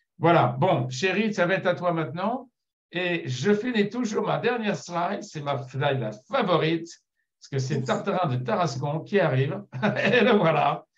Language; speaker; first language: French; native; French